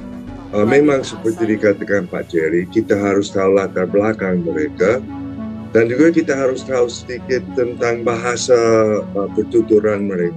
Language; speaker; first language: Indonesian; non-native, fluent; English